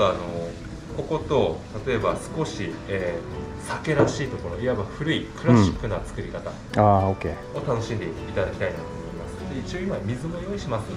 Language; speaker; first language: Japanese; native; Japanese